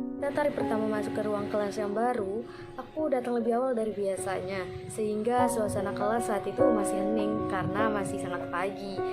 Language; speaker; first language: Indonesian; native; Indonesian